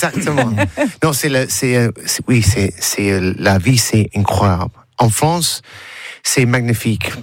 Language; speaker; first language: French; non-native, learner; English